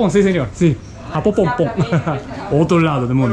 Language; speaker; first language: Spanish; non-native, learner; Japanese